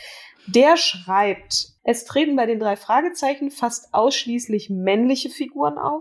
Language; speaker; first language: German; native; German